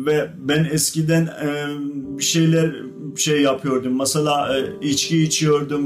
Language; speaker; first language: Turkish; non-native, fluent; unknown